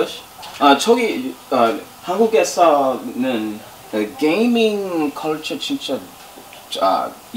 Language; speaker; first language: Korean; non-native, learner; English